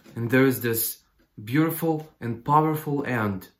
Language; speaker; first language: English; non-native, fluent; Ukrainian